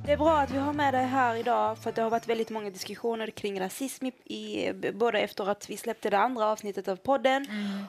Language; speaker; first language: Swedish; early bilingual, other home language; Arabic